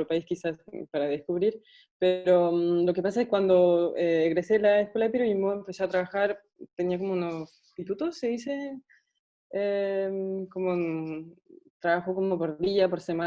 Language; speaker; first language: Spanish; non-native, fluent; French